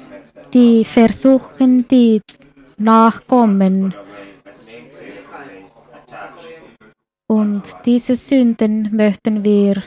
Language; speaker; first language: German; non-native, fluent; Swedish